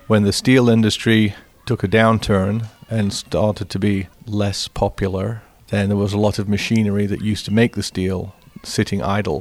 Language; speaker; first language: English; native; English